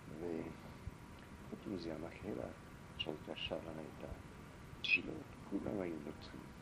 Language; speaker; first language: Hebrew; non-native, fluent; French